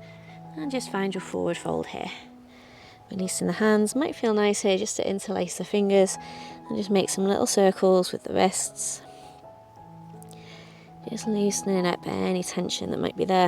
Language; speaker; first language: English; native; English